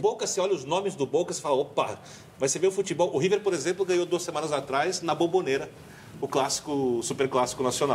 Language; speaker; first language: Portuguese; native; Portuguese